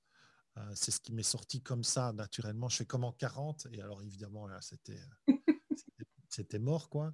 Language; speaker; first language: French; native; French